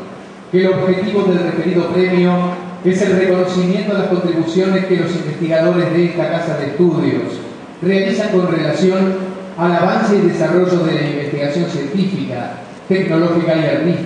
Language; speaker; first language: Spanish; native; Spanish